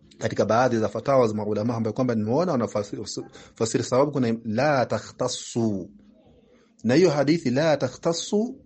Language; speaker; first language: Swahili; native; Swahili